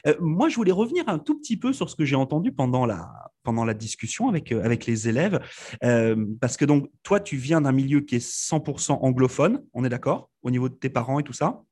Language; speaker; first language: French; native; French